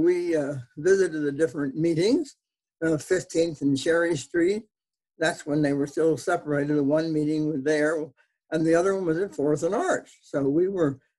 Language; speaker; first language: English; native; English